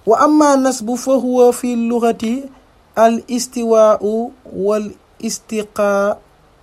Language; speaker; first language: Arabic; non-native, fluent; Wolof